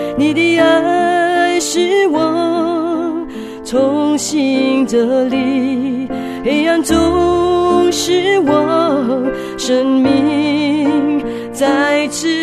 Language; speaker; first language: Chinese; native; Chinese